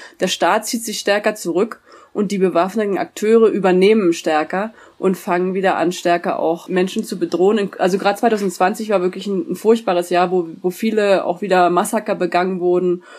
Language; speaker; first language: German; native; German